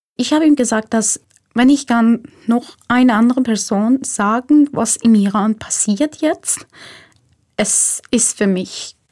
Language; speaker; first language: German; non-native, fluent; Persian